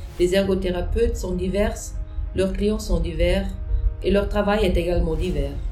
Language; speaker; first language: French; non-native, local second language; German